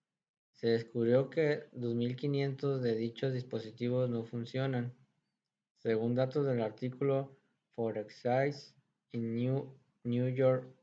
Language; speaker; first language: Spanish; native; Spanish